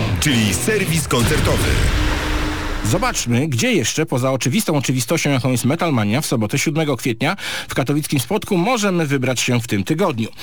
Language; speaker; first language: Polish; native; Polish